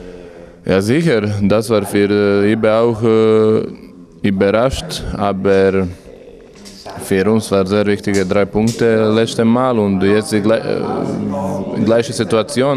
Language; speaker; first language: German; non-native, learner; Croatian